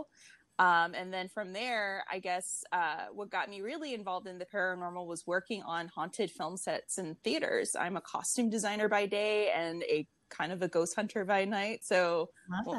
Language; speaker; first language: English; native; English